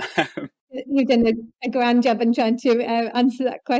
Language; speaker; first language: English; native; English